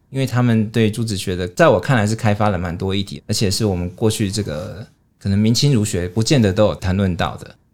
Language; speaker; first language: Chinese; native; Chinese